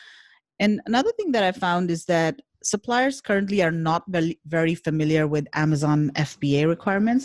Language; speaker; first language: English; non-native, local second language; Hindi